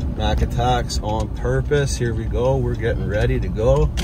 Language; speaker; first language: English; native; English